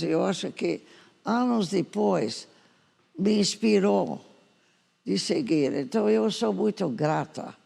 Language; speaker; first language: Portuguese; non-native, fluent; English